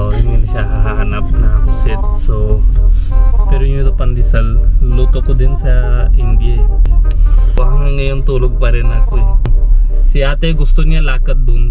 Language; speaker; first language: Filipino; non-native, learner; Hindi